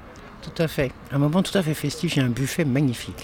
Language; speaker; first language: French; native; French